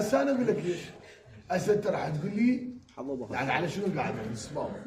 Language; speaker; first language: Arabic; native; Arabic